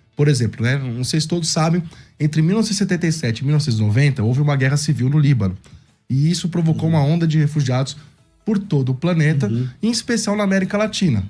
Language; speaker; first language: Portuguese; native; Portuguese